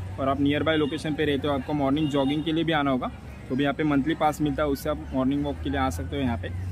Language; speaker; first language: Hindi; non-native, local second language; Marathi